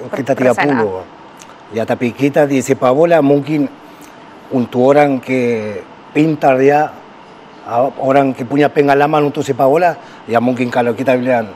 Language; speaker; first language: Indonesian; non-native, fluent; Spanish